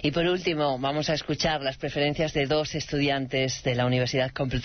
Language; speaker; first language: Spanish; native; Spanish